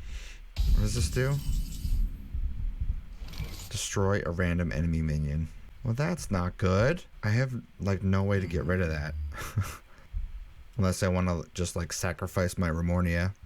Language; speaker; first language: English; native; English